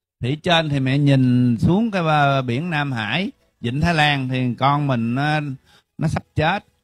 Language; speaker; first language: Vietnamese; early bilingual, heritage; Vietnamese